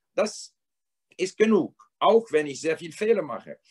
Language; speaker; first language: German; non-native, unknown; English